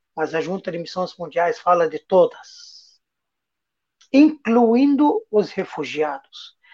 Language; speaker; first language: Portuguese; non-native, fluent; Arabic